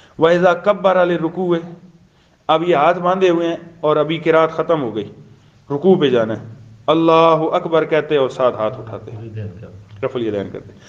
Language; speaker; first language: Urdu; non-native, local second language; Pashto